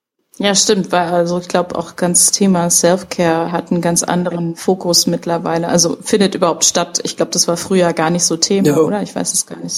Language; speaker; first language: German; native; German